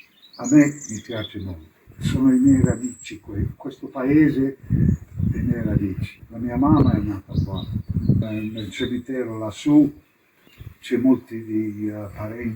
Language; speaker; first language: Italian; early bilingual, heritage; English